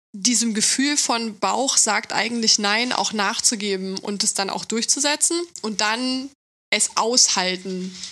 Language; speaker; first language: German; native; German